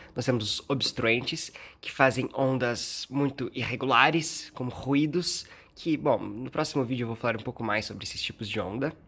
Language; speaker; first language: Portuguese; native; Portuguese